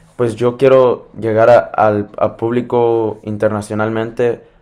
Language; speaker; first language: Spanish; early bilingual, heritage; Spanish